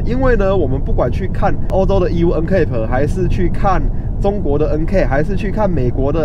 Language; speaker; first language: Chinese; native; Chinese